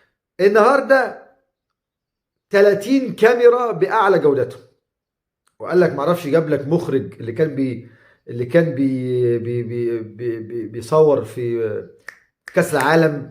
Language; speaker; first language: Arabic; native; Arabic